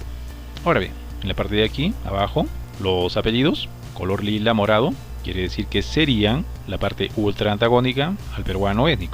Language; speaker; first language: Spanish; native; Spanish